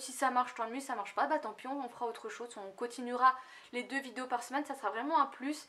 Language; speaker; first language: French; native; French